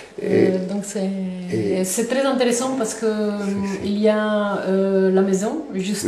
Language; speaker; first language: French; non-native, fluent; Italian